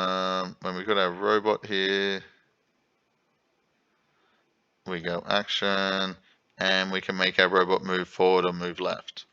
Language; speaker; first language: English; native; English